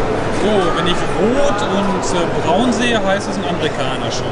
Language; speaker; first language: German; native; German